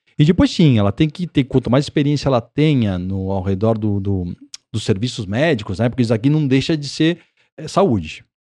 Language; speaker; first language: Portuguese; early bilingual, other home language; Spanish